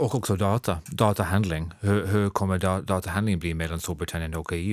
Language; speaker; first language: Swedish; non-native, fluent; English